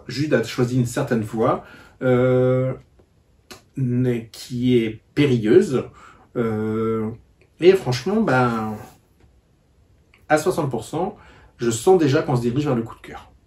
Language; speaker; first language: French; native; French